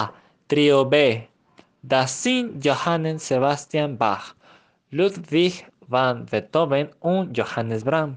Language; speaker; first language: German; non-native, learner; Spanish